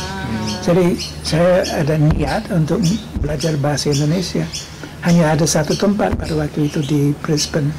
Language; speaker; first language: Indonesian; non-native, fluent; English